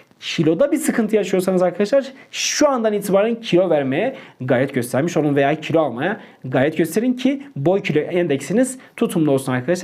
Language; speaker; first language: Turkish; native; Turkish